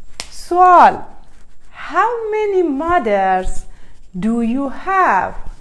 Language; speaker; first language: English; non-native, fluent; Persian